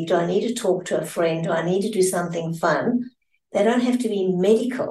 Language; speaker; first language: English; native; English